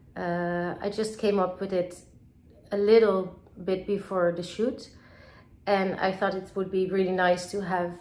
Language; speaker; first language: English; non-native, fluent; Dutch